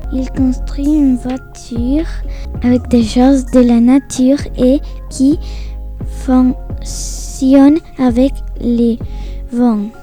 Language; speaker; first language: French; non-native, learner; Spanish